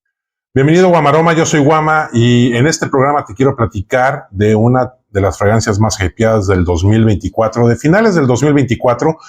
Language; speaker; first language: Spanish; native; Spanish